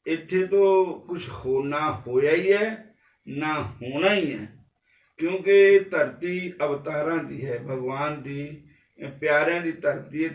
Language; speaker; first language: Hindi; non-native, local second language; Punjabi